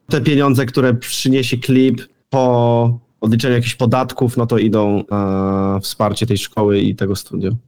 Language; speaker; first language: Polish; native; Polish